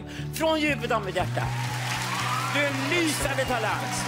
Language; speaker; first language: Swedish; native; Swedish